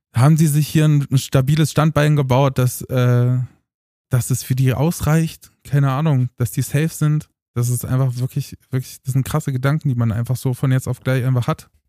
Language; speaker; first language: German; early bilingual, other home language; Romanian